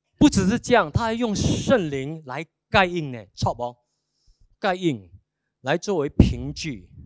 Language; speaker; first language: Chinese; native; Chinese